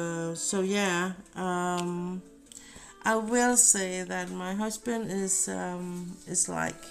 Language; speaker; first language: English; non-native, fluent; Danish